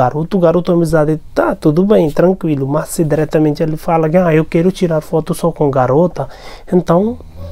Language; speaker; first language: Portuguese; non-native, learner; Hindi